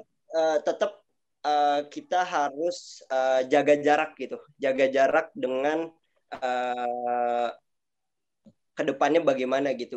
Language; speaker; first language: Indonesian; native; Indonesian